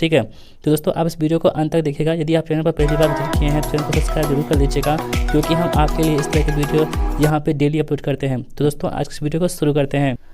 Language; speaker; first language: Hindi; native; Hindi